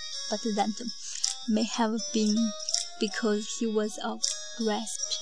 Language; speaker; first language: English; non-native, learner; Chinese